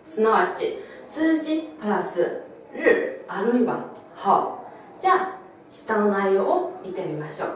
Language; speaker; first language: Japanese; non-native, local second language; Chinese